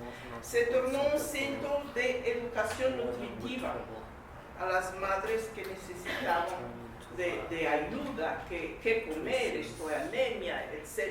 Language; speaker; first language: Spanish; non-native, fluent; English